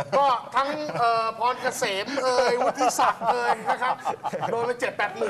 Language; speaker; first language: Thai; native; Thai